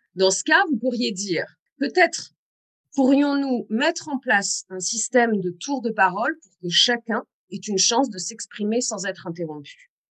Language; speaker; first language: French; native; French